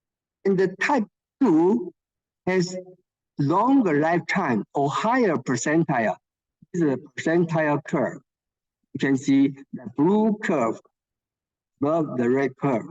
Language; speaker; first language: English; non-native, fluent; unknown